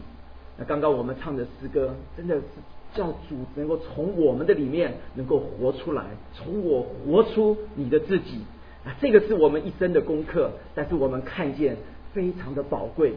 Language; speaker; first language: Chinese; native; Chinese